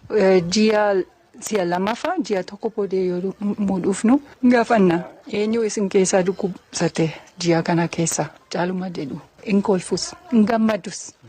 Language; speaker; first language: Oromo; non-native, fluent; German